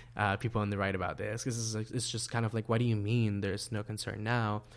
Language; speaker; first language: English; non-native, fluent; Spanish